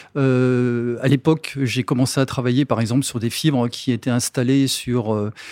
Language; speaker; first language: French; native; French